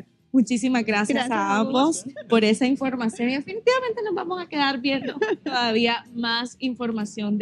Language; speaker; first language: Spanish; native; Spanish